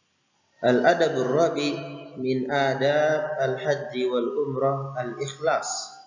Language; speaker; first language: Arabic; non-native, fluent; Indonesian